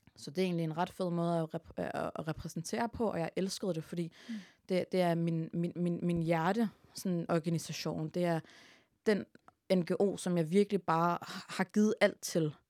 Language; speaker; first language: Danish; early bilingual, other home language; Arabic